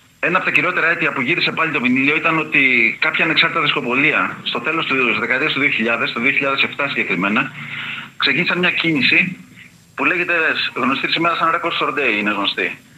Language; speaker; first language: Greek; native; Greek